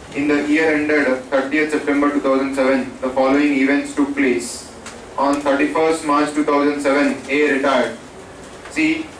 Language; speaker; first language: English; non-native, local second language; Telugu